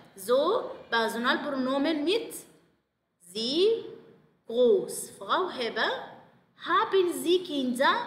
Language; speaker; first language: German; non-native, fluent; Arabic